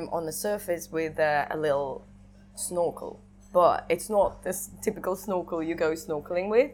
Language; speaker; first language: English; non-native, fluent; Russian